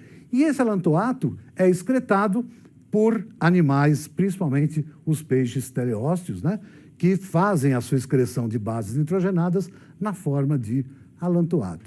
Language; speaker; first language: Portuguese; native; Portuguese